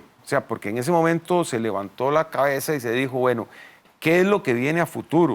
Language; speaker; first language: Spanish; native; Spanish